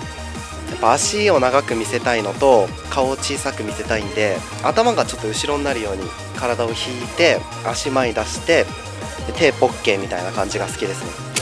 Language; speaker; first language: Japanese; native; Japanese